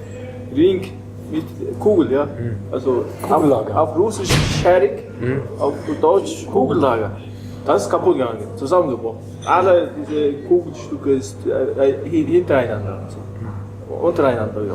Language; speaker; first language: German; non-native, learner; Mongolian